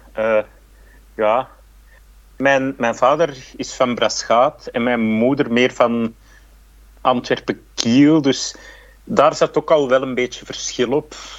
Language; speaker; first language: Dutch; native; Dutch